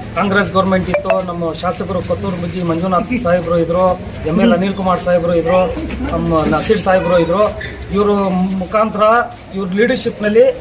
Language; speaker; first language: Kannada; non-native, local second language; Urdu